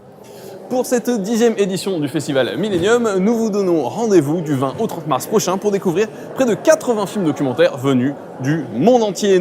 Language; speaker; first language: French; native; French